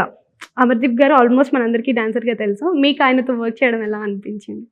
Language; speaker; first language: Telugu; native; Telugu